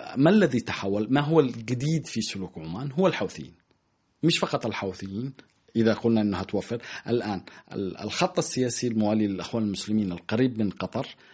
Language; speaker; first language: Arabic; native; Arabic